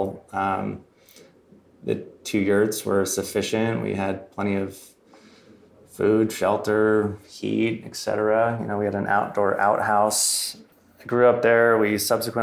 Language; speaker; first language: English; native; English